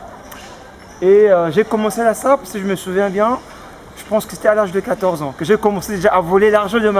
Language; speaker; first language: French; non-native, local second language; Lingala